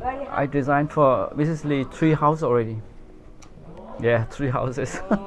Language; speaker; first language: English; non-native, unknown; Vietnamese